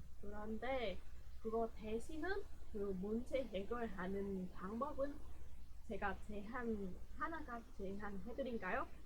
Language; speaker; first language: Korean; non-native, learner; Vietnamese